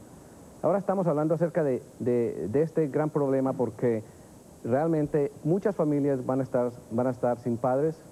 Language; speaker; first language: Spanish; native; Spanish